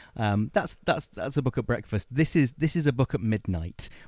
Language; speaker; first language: English; native; English